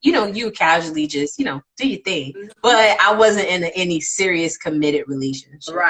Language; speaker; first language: English; native; English